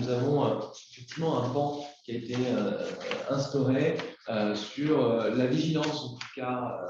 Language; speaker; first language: French; native; French